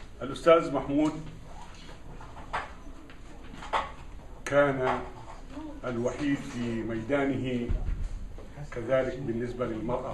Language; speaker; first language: Arabic; native; Arabic